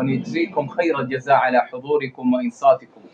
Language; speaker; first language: Arabic; native; Arabic